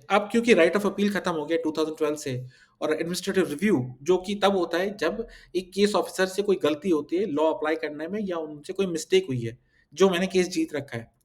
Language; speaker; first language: Hindi; early bilingual, heritage; Hindi